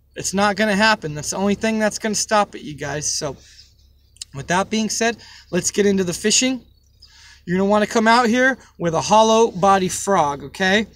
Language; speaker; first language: English; native; English